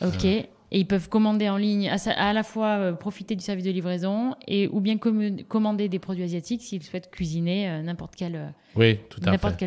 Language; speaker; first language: French; native; French